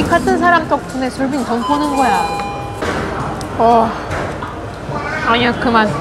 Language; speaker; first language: Korean; non-native, fluent; Russian